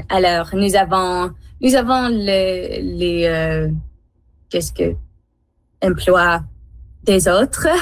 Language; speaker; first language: French; non-native, learner; English